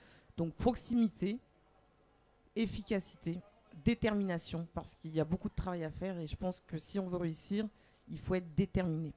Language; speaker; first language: French; native; French